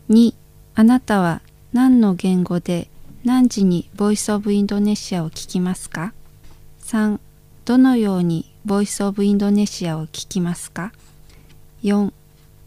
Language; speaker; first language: Japanese; non-native, learner; Indonesian